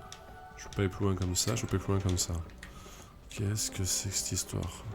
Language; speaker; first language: French; native; French